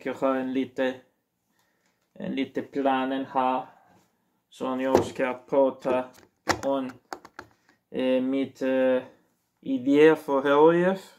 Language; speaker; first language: Swedish; non-native, learner; Portuguese